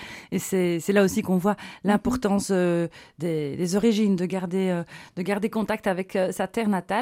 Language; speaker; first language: French; native; French